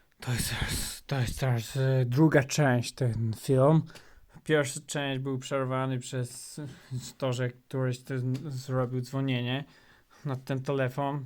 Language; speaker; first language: Polish; non-native, learner; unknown